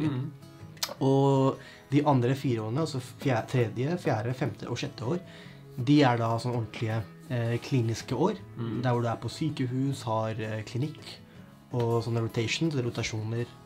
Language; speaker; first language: Norwegian; native; Norwegian